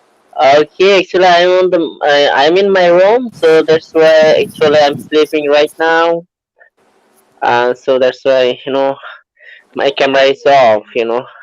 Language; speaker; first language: English; non-native, learner; Bangla